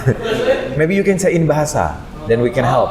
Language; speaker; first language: English; non-native, fluent; Indonesian